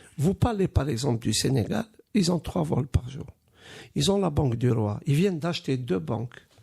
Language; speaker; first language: French; non-native, local second language; Arabic